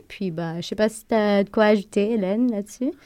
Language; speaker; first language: French; native; French